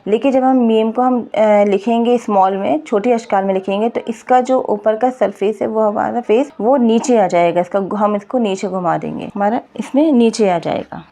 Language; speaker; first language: Urdu; native; Urdu